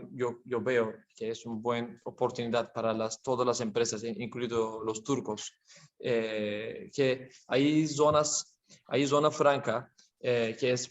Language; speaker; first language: Spanish; non-native, learner; Turkish